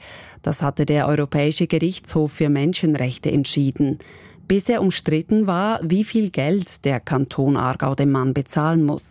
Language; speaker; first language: German; native; German